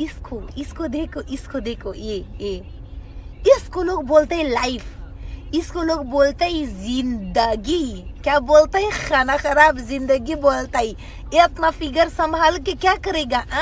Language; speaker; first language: Hindi; non-native, local second language; Pashto